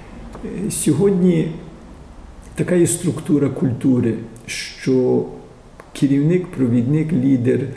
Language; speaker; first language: Ukrainian; early bilingual, heritage; Ukrainian